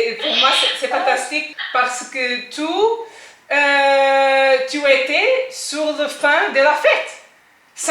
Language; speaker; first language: French; non-native, learner; Portuguese